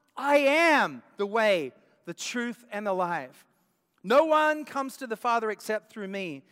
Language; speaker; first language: English; native; English